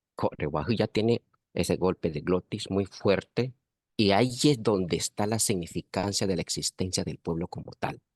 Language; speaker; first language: Spanish; non-native, local second language; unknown